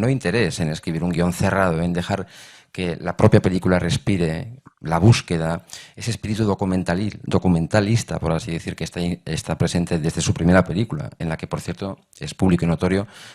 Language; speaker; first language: Spanish; native; Spanish